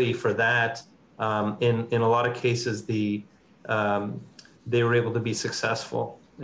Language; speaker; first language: English; native; English